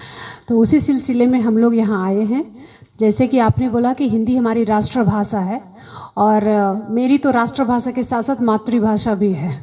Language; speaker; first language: Hindi; native; Hindi